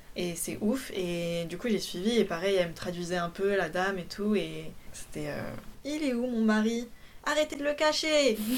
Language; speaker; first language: French; early bilingual, other home language; Polish